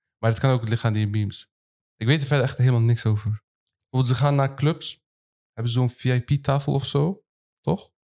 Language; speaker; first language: Dutch; early bilingual, other home language; Turkish